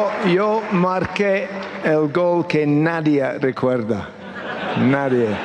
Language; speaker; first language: Spanish; non-native, fluent; English